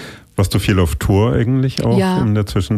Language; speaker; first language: German; native; German